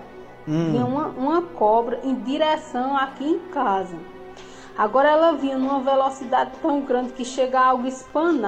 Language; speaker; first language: Portuguese; native; Portuguese